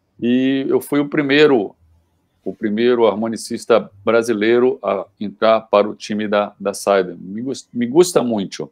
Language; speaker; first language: Portuguese; native; Portuguese